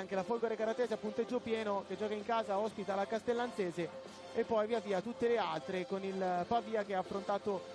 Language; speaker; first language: Italian; native; Italian